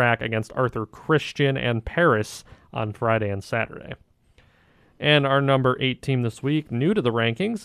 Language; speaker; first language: English; native; English